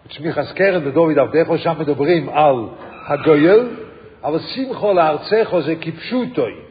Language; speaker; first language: Hebrew; non-native, fluent; English